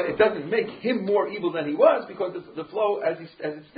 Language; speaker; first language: English; native; English